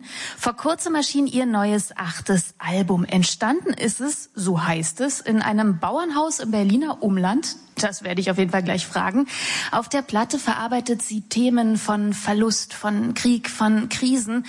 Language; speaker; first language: German; native; German